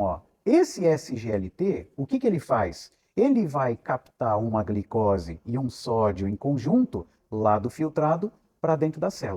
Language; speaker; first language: Portuguese; native; Portuguese